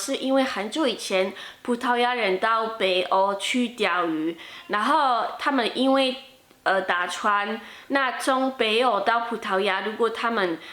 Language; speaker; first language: Chinese; non-native, fluent; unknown